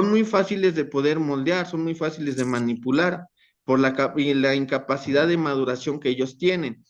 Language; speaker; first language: Spanish; native; Spanish